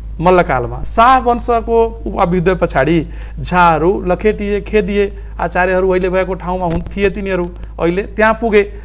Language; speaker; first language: Nepali; non-native, local second language; Maithili